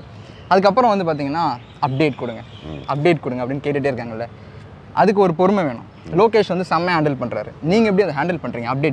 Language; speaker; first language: Tamil; native; Tamil